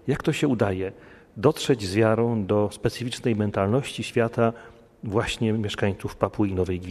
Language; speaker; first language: Polish; native; Polish